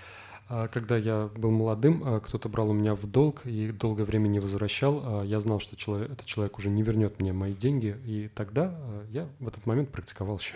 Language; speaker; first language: Russian; native; Russian